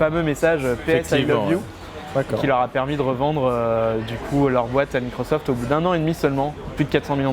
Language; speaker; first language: French; native; French